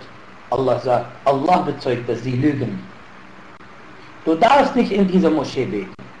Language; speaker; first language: German; non-native, fluent; Arabic